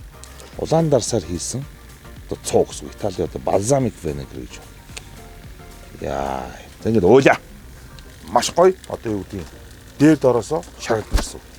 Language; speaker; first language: Mongolian; native; Mongolian